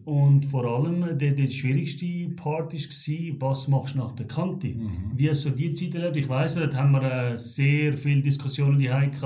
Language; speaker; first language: German; early bilingual, other home language; Albanian